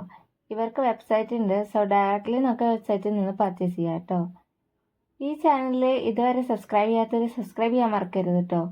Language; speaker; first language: Malayalam; native; Malayalam